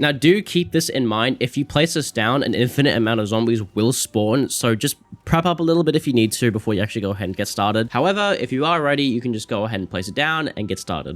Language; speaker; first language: English; native; English